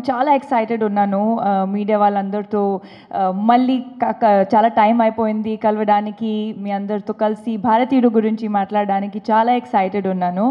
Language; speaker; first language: Telugu; non-native, fluent; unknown